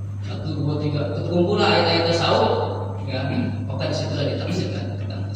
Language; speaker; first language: Indonesian; native; Indonesian